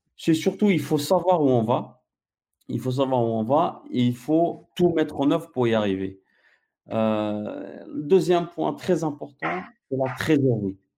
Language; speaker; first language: French; non-native, local second language; Arabic